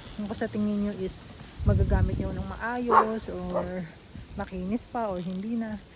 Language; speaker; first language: Filipino; native; Filipino